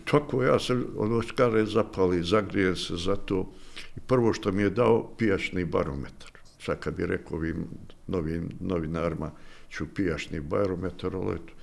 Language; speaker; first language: Bosnian; native; Bosnian